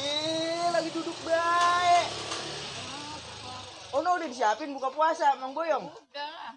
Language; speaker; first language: Indonesian; native; Indonesian